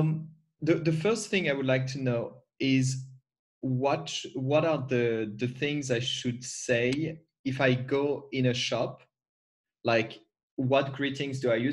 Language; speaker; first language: English; non-native, fluent; French